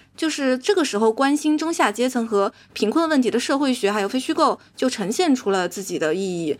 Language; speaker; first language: Chinese; native; Chinese